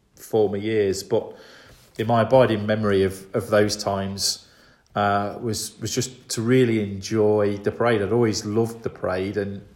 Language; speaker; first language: English; native; English